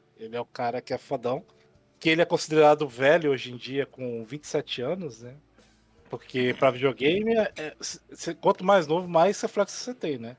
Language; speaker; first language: Portuguese; native; Portuguese